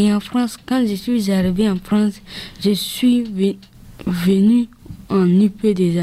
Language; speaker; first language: French; early bilingual, other home language; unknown